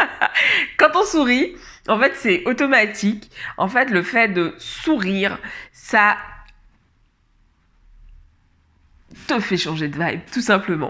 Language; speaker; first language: French; native; French